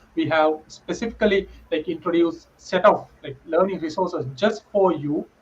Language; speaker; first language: English; non-native, local second language; Sinhala